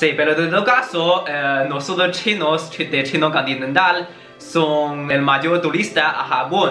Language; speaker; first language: Spanish; non-native, learner; Chinese